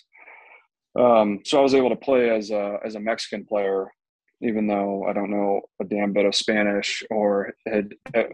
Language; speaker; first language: English; native; English